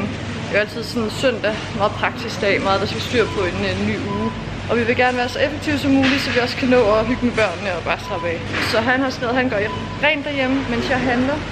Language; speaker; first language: Danish; native; Danish